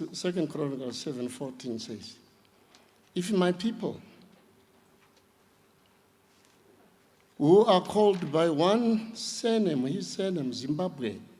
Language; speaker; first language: English; non-native, local second language; Shona